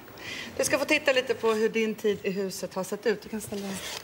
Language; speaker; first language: Swedish; native; Swedish